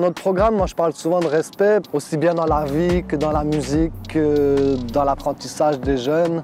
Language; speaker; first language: French; native; French